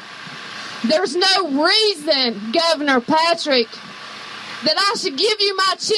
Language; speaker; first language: English; native; English